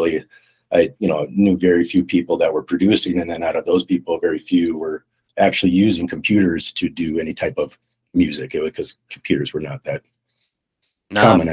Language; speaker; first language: English; native; English